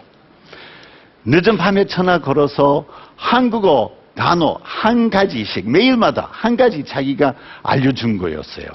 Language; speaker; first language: Korean; non-native, fluent; English